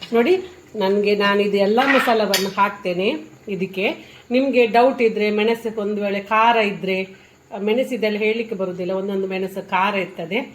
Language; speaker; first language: Kannada; non-native, local second language; Tulu